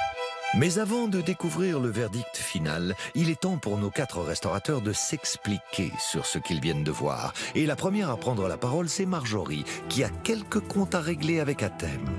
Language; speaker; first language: French; native; French